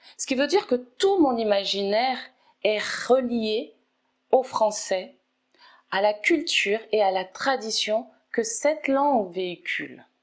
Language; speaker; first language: French; native; French